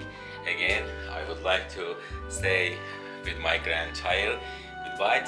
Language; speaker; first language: English; non-native, learner; Azerbaijani